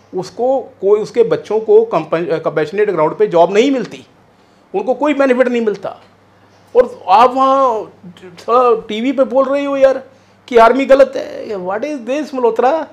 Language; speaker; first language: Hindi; non-native, local second language; Punjabi